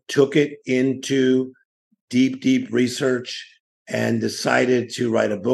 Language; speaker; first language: English; native; English